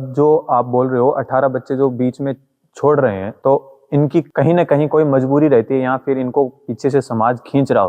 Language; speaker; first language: Hindi; native; Hindi